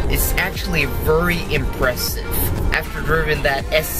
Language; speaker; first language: English; non-native, fluent; Norwegian